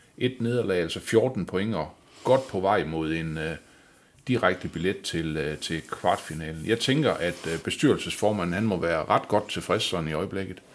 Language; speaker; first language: Danish; native; Danish